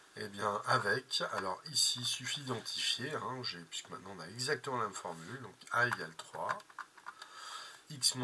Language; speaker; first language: French; native; French